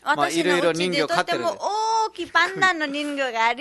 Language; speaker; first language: Japanese; non-native, learner; Nepali